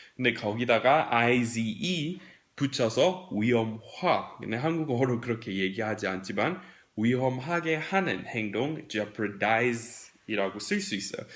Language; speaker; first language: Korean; non-native, fluent; English